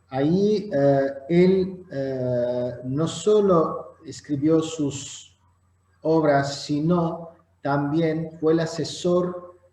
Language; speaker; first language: Spanish; non-native, fluent; Azerbaijani